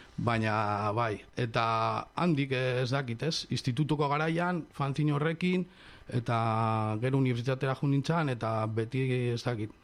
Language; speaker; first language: Basque; non-native, local second language; Spanish